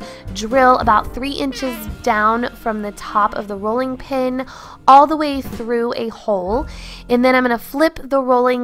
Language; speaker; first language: English; native; English